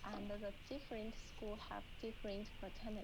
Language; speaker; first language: English; non-native, learner; Chinese